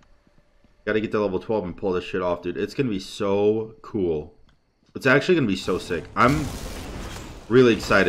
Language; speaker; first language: English; native; English